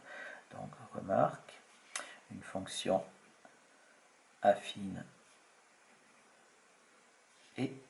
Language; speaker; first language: French; native; French